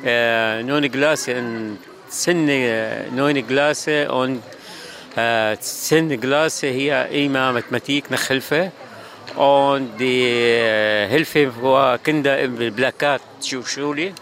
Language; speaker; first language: German; non-native, learner; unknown